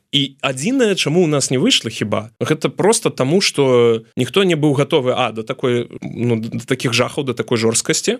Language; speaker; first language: Belarusian; non-native, local second language; Russian